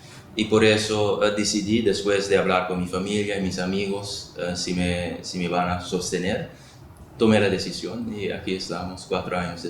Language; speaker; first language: Spanish; non-native, local second language; Papiamento